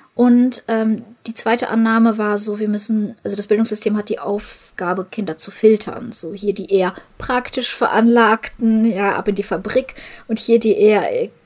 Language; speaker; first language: German; non-native, fluent; Ukrainian